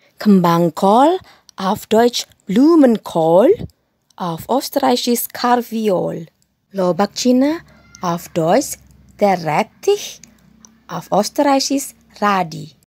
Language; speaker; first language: German; non-native, fluent; Indonesian